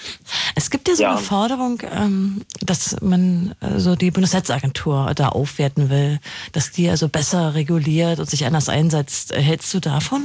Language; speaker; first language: German; native; German